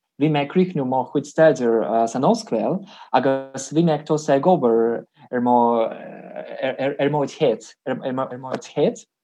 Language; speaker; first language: Irish; non-native, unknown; Russian